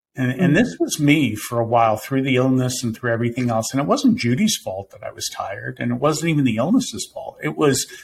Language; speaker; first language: English; native; English